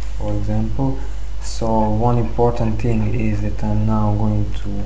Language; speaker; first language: English; non-native, fluent; Serbian